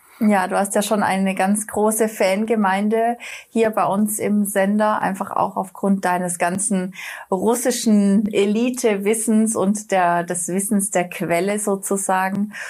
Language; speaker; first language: German; non-native, fluent; Russian